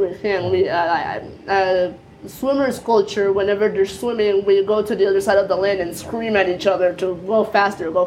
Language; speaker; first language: English; early bilingual, other home language; Spanish